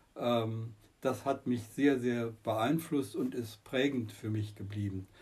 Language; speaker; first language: German; non-native, fluent; Persian